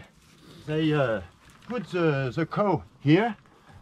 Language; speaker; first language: English; non-native, learner; French